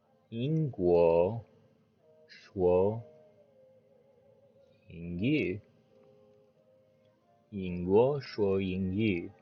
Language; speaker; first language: Chinese; non-native, learner; English